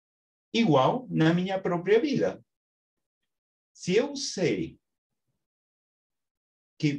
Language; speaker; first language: Portuguese; non-native, fluent; Spanish